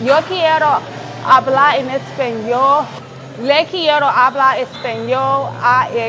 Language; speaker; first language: Spanish; non-native, learner; English